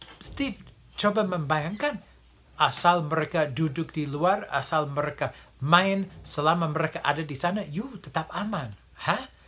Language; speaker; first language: Indonesian; non-native, fluent; English